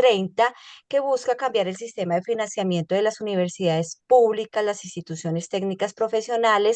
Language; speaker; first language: Spanish; native; Spanish